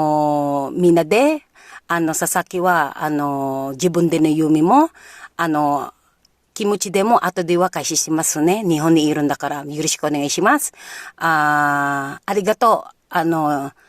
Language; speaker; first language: Japanese; non-native, learner; Filipino